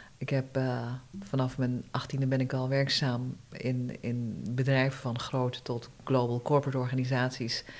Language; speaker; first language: Dutch; early bilingual, other home language; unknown